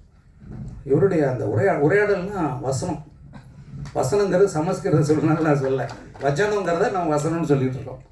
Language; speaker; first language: Tamil; native; Tamil